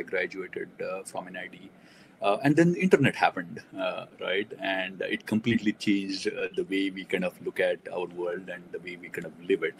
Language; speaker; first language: English; non-native, local second language; Marathi